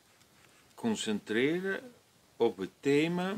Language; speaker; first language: Dutch; non-native, fluent; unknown